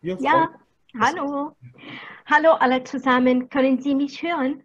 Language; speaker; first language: German; non-native, fluent; Arabic